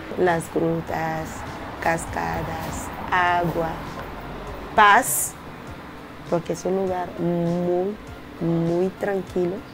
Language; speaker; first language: Spanish; non-native, fluent; French